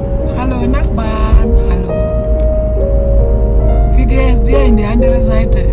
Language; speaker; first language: German; non-native, learner; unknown